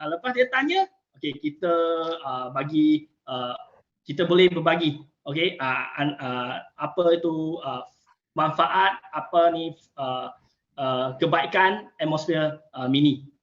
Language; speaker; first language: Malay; non-native, local second language; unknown